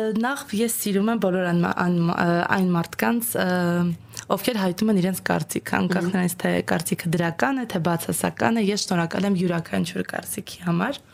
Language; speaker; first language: Armenian; native; Armenian